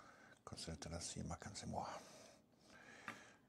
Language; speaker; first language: Indonesian; non-native, learner; French